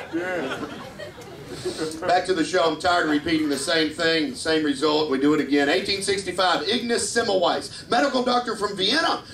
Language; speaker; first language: English; native; English